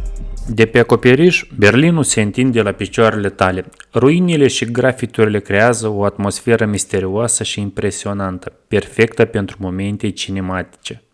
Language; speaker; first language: Romanian; native; Romanian